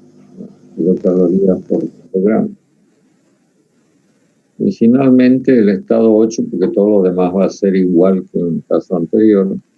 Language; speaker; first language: Spanish; native; Spanish